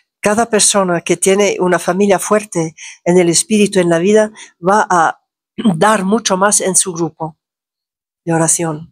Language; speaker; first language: Spanish; non-native, fluent; Croatian